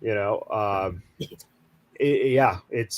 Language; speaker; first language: English; native; English